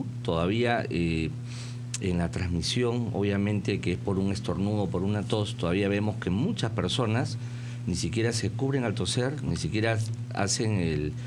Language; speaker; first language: Spanish; native; Spanish